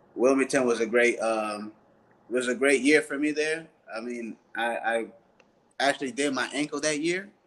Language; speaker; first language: English; early bilingual, other home language; French